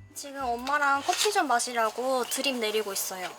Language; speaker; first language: Korean; native; Korean